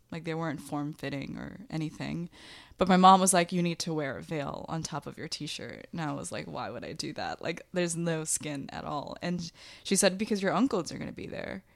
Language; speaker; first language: English; early bilingual, other home language; Bangla